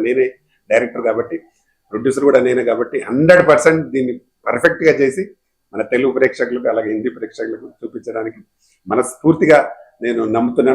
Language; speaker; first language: Telugu; native; Telugu